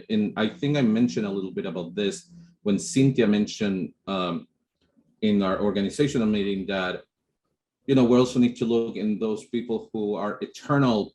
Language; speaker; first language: English; non-native, fluent; Spanish